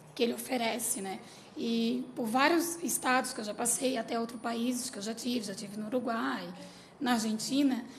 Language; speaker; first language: Portuguese; native; Portuguese